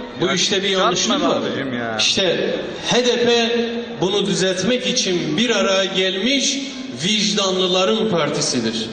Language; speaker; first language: Turkish; non-native, local second language; Kurdish